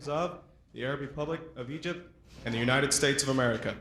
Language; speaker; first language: English; native; English